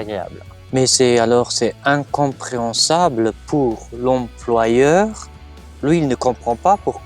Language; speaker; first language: French; non-native, fluent; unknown